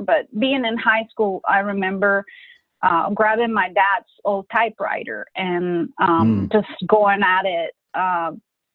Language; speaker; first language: English; non-native, fluent; Spanish